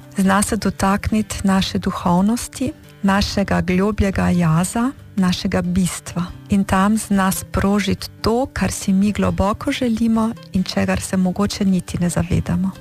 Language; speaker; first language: Slovenian; early bilingual, heritage; Slovenian